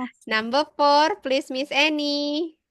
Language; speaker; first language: English; non-native, learner; Indonesian